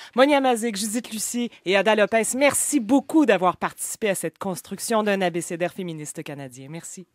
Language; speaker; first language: French; native; French